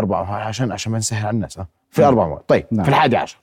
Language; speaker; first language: Arabic; native; Arabic